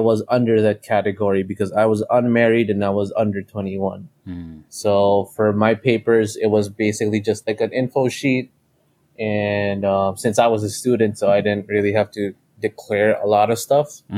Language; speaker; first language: English; non-native, local second language; Cebuano